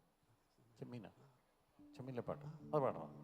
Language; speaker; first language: Malayalam; native; Malayalam